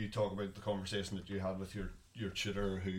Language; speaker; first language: English; native; English